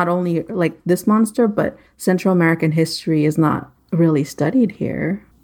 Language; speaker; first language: English; native; English